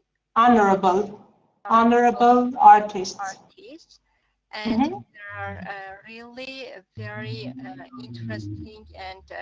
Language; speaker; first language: English; non-native, learner; Armenian